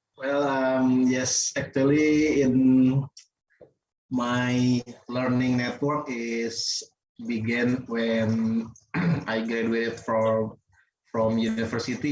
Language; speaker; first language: English; non-native, fluent; Indonesian